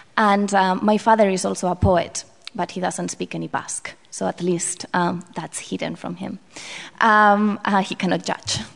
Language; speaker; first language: English; non-native, fluent; Basque